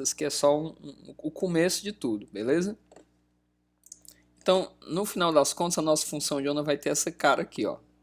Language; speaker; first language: Portuguese; native; Portuguese